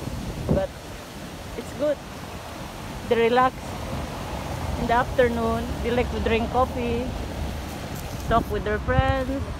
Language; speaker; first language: English; non-native, local second language; Filipino